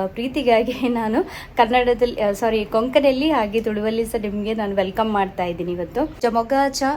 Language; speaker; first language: Kannada; non-native, local second language; Tulu